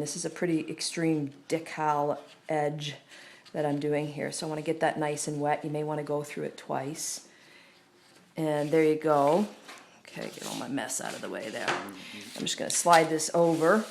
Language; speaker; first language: English; native; English